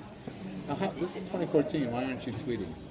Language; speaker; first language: English; native; English